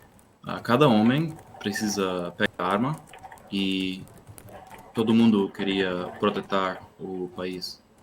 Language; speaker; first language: Portuguese; non-native, learner; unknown